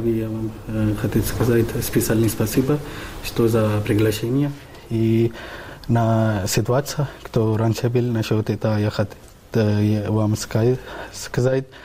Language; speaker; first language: Russian; non-native, learner; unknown